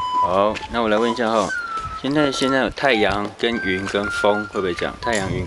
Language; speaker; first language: Chinese; native; Chinese